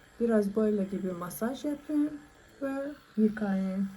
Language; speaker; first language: Turkish; non-native, learner; Persian